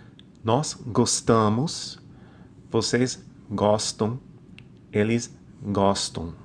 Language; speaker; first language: Portuguese; non-native, fluent; English